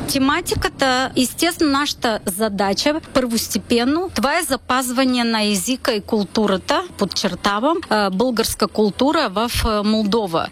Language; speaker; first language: Bulgarian; early bilingual, heritage; Bulgarian